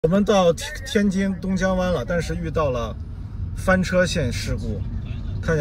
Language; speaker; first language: Chinese; native; Chinese